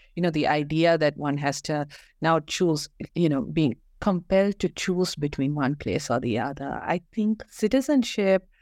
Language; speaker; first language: English; non-native, local second language; Malayalam